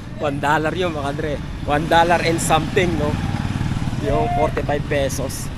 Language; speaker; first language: Filipino; native; Filipino